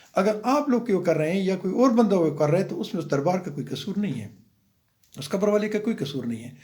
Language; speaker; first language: Urdu; non-native, local second language; Pashto